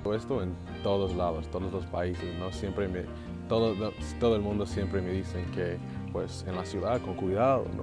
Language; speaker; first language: Spanish; non-native, learner; English